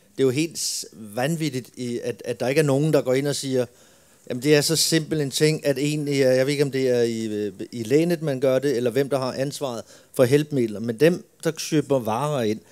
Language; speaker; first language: Swedish; non-native, learner; Danish